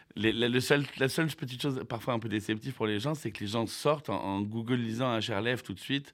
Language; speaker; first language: French; native; French